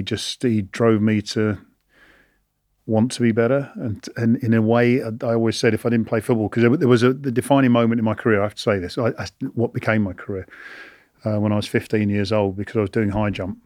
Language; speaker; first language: English; native; English